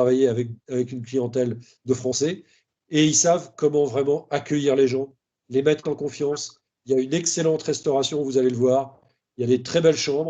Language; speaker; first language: French; native; French